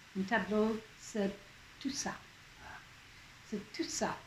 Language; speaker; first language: French; non-native, local second language; English